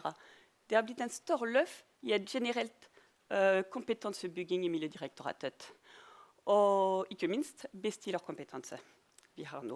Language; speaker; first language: Norwegian; non-native, fluent; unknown